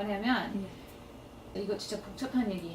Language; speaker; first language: Korean; non-native, fluent; English